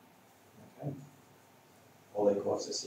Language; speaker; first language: Finnish; non-native, learner; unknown